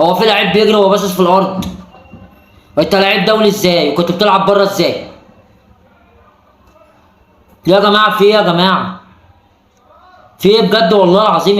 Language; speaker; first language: Arabic; native; Arabic